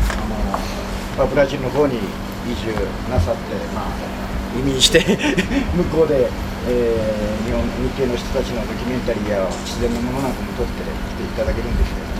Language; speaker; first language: Japanese; native; Japanese